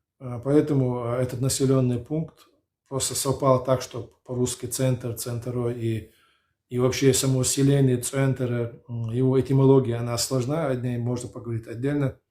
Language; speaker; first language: Russian; non-native, local second language; Chechen